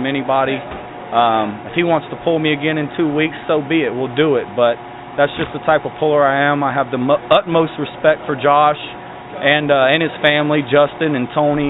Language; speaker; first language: English; native; English